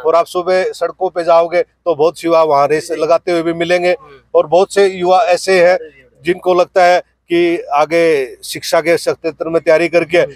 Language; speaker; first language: Hindi; native; Hindi